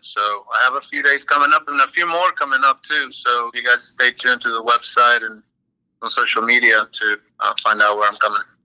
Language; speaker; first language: English; early bilingual, other home language; Spanish